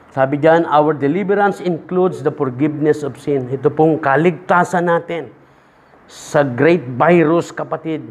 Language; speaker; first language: Filipino; native; Filipino